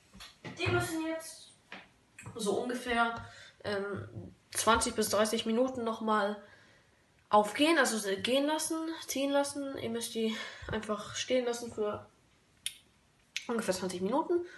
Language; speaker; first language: German; native; German